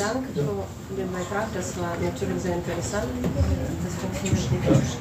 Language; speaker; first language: German; non-native, fluent; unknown